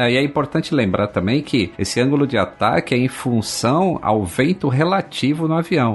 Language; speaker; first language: Portuguese; native; Portuguese